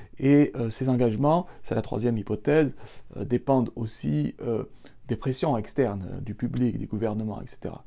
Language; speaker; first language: French; native; French